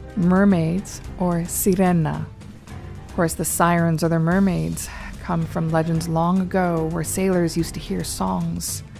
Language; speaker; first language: English; native; English